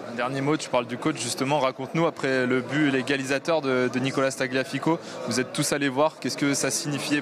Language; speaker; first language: French; native; French